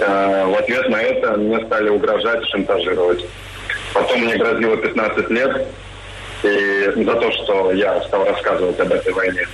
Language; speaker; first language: Russian; native; Russian